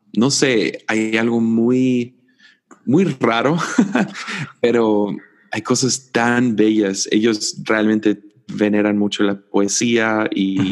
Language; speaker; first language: Spanish; native; Spanish